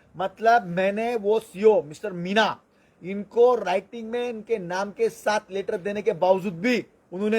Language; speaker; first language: Hindi; non-native, local second language; Marathi